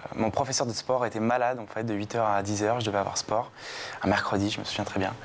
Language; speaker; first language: French; native; French